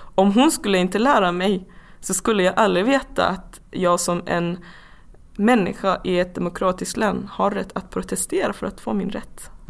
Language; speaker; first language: Swedish; non-native, fluent; Persian